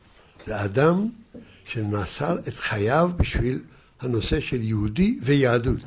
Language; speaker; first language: Hebrew; early bilingual, other home language; Yiddish